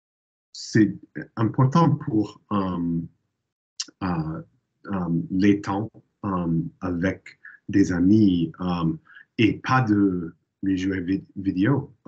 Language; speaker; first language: French; non-native, learner; English